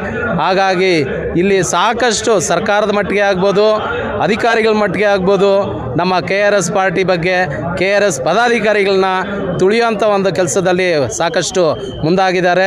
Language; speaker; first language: Kannada; native; Kannada